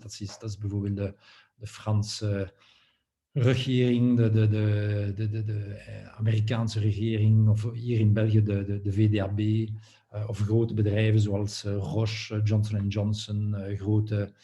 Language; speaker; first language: Dutch; non-native, local second language; French